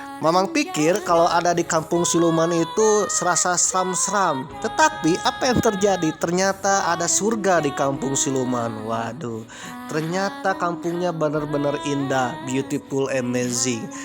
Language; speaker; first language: Indonesian; non-native, local second language; Sundanese